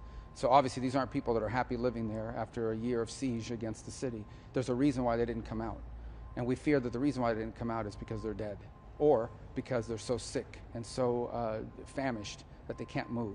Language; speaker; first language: English; native; English